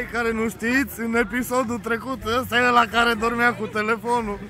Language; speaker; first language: Romanian; native; Romanian